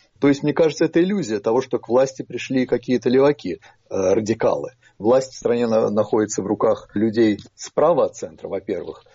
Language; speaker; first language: Russian; native; Russian